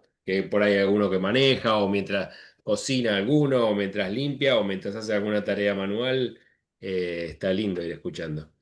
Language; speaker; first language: Spanish; native; Spanish